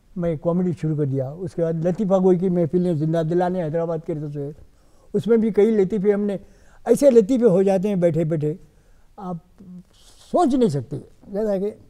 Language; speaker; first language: Hindi; non-native, local second language; Urdu